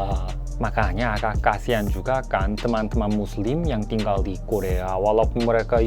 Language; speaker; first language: Indonesian; non-native, fluent; Korean